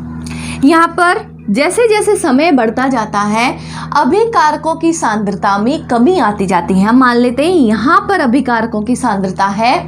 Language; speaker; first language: Hindi; native; Hindi